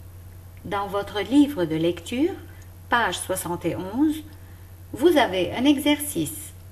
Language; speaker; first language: French; non-native, local second language; Arabic